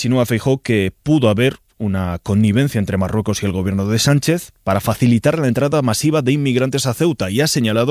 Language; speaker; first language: Spanish; native; Spanish